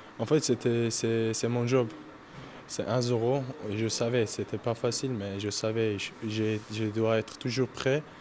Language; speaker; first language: French; non-native, learner; Turkish